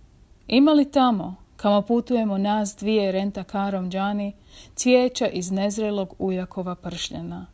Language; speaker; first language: Croatian; native; Croatian